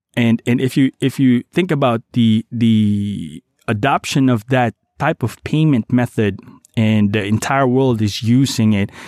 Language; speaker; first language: English; non-native, local second language; Cebuano